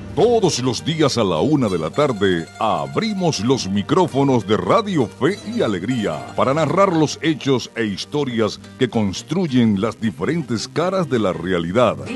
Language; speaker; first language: Spanish; native; Spanish